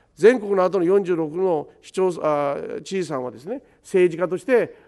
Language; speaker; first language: Japanese; native; Japanese